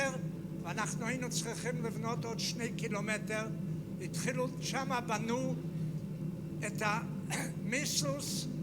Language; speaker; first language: Hebrew; non-native, fluent; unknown